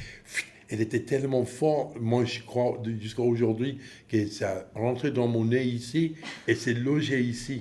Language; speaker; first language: French; non-native, fluent; English